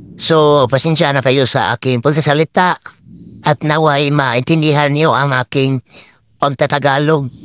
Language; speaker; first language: Filipino; non-native, local second language; Cebuano